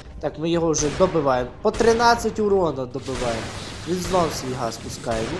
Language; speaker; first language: Ukrainian; non-native, local second language; Russian